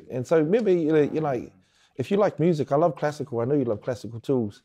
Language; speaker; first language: English; native; English